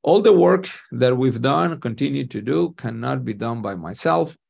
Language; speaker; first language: English; non-native, fluent; Spanish